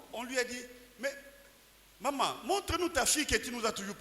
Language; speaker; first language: French; non-native, local second language; Lingala